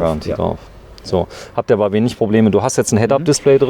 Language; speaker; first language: German; native; German